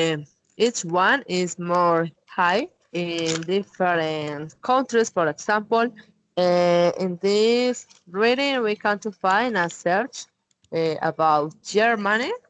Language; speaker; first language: English; non-native, learner; Spanish